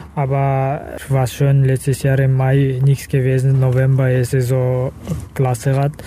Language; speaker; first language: German; non-native, fluent; Russian